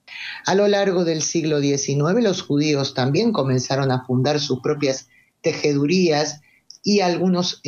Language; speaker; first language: Spanish; native; Spanish